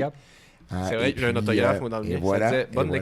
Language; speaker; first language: French; native; French